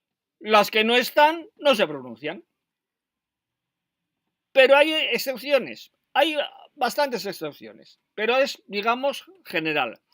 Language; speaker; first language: Spanish; non-native, fluent; French